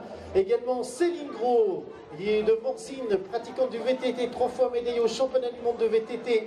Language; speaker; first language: French; native; French